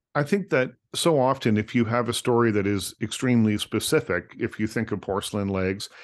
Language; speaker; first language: English; native; English